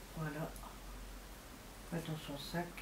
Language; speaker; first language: French; native; French